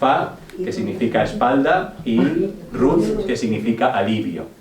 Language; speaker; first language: Spanish; native; Spanish